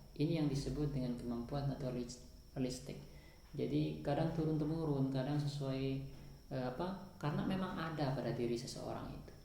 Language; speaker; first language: Indonesian; non-native, local second language; Sasak